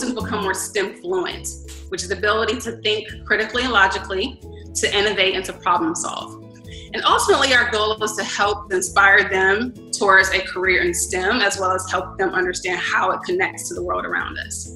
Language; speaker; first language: English; native; English